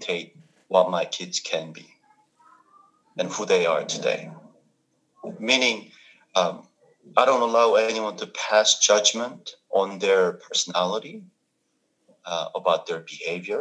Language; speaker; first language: English; non-native, fluent; Korean